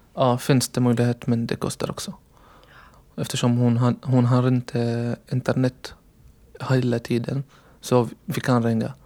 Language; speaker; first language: Swedish; non-native, learner; Arabic